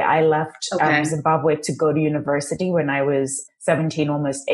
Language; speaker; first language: English; non-native, local second language; Shona